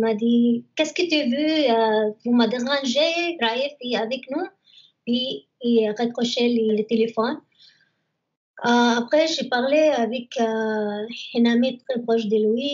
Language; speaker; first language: French; non-native, learner; Arabic